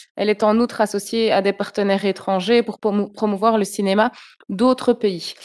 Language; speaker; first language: French; native; French